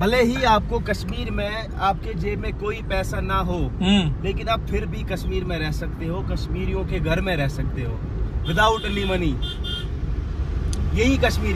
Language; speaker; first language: Hindi; non-native, local second language; Kashmiri